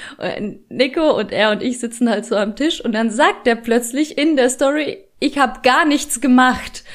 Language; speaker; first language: German; early bilingual, other home language; Polish